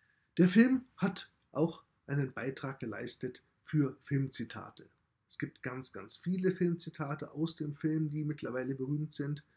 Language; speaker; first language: German; native; German